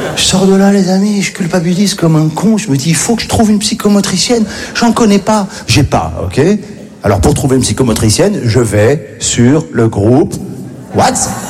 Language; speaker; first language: French; native; French